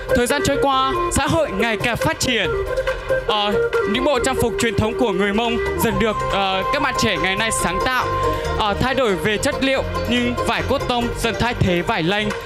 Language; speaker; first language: Vietnamese; non-native, local second language; Hmong